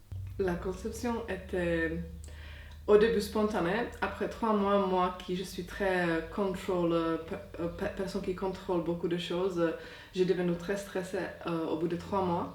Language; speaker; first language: French; non-native, fluent; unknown